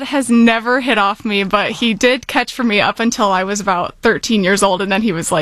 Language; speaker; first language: English; native; English